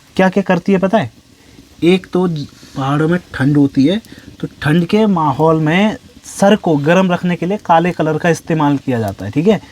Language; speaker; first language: Hindi; native; Hindi